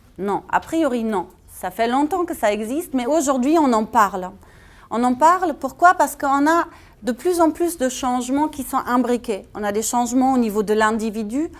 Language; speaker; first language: French; non-native, fluent; German